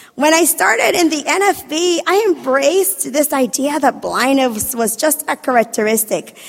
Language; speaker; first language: English; native; English